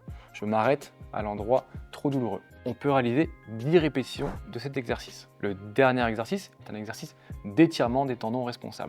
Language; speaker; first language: French; native; French